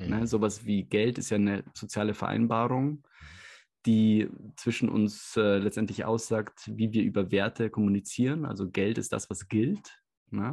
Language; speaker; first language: German; native; German